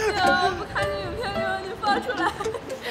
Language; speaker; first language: Chinese; native; Chinese